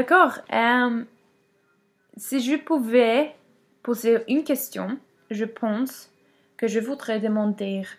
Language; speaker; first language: French; non-native, learner; Swedish